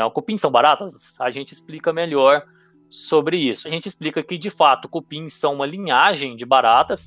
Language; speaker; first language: Portuguese; native; Portuguese